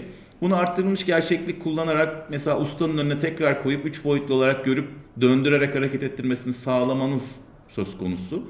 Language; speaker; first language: Turkish; native; Turkish